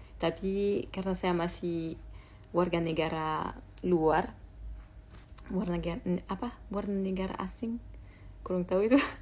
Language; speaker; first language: Indonesian; non-native, fluent; French